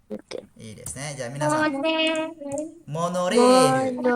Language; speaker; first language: Japanese; non-native, fluent; Malay